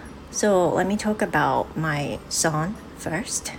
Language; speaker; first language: English; non-native, fluent; Japanese